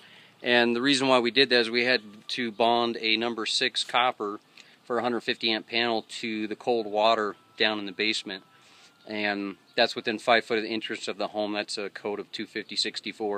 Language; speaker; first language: English; native; English